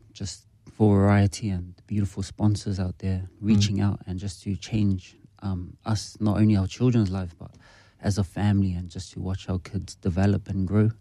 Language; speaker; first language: English; native; English